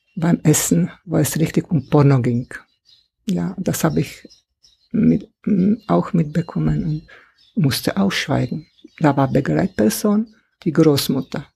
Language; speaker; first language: German; non-native, fluent; Czech